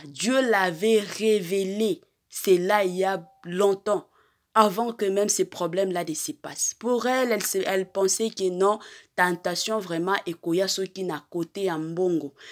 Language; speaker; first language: French; non-native, local second language; Lingala